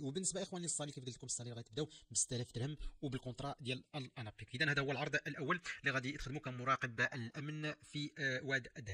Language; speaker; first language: Arabic; native; Arabic